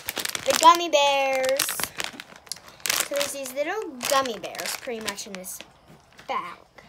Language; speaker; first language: English; native; English